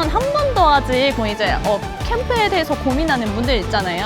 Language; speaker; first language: Korean; early bilingual, heritage; Korean